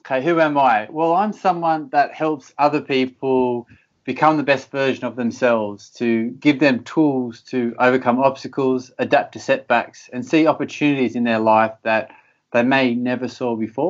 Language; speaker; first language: English; native; English